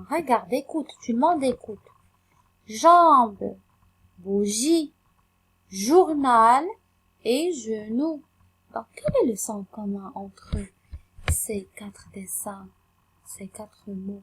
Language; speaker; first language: French; non-native, local second language; Arabic